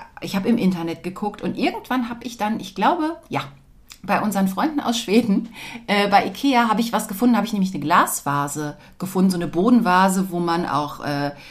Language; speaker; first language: German; native; German